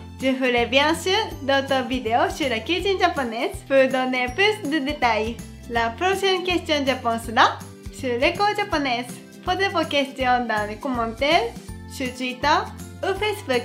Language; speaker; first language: French; non-native, fluent; Japanese